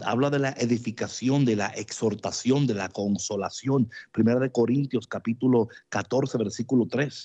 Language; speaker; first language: Spanish; native; Spanish